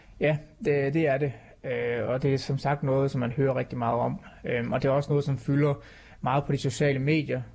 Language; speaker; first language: Danish; native; Danish